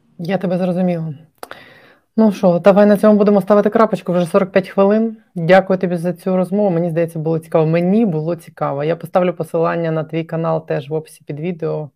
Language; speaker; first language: Ukrainian; native; Ukrainian